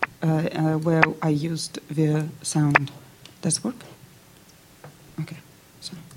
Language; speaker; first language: English; non-native, fluent; Russian